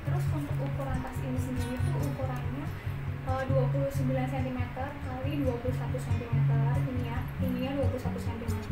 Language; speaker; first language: Indonesian; non-native, local second language; Javanese